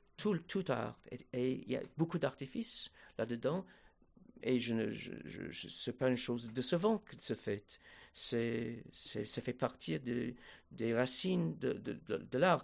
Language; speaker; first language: French; non-native, fluent; English